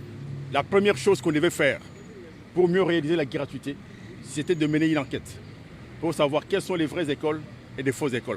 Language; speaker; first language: French; non-native, local second language; Lingala